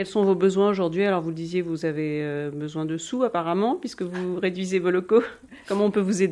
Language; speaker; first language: French; native; French